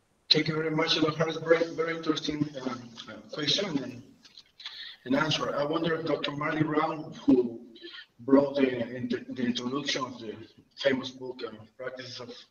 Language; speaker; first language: English; non-native, fluent; Spanish